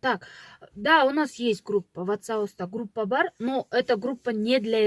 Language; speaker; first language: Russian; non-native, local second language; Kyrgyz